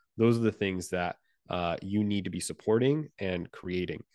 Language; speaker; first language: English; non-native, fluent; Spanish